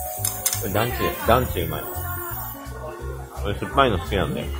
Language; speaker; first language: Japanese; native; Japanese